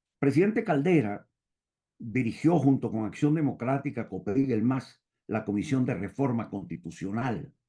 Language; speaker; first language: Spanish; native; Spanish